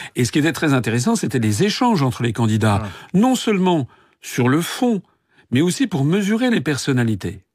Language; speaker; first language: French; native; French